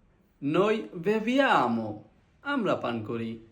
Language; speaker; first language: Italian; non-native, fluent; Bangla